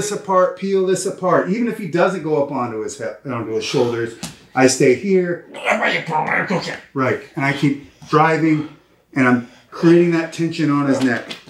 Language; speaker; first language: English; native; English